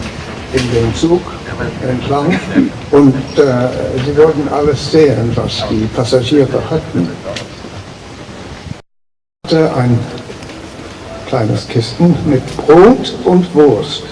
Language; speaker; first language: German; early bilingual, heritage; German